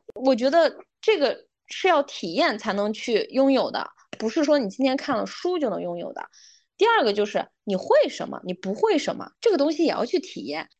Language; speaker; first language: Chinese; non-native, local second language; Uyghur